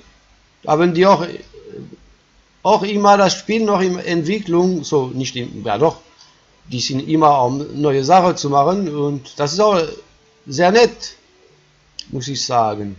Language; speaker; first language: German; non-native, fluent; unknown